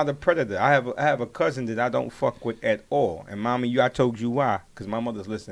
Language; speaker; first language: English; native; English